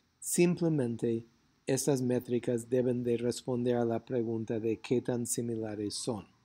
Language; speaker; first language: Spanish; non-native, fluent; English